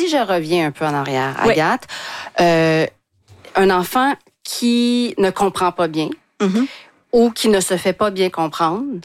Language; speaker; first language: French; native; French